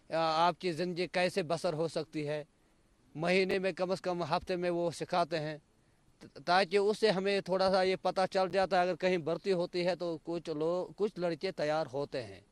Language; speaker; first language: Hindi; non-native, local second language; Kashmiri